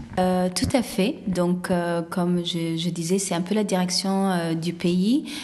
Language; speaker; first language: French; non-native, fluent; Arabic